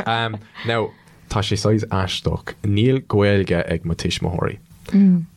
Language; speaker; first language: Irish; non-native, local second language; English